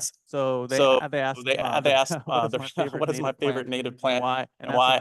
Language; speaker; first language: English; native; English